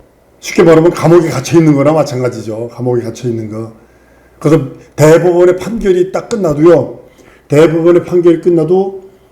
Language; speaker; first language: Korean; native; Korean